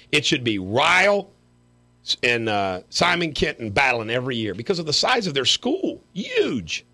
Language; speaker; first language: English; native; English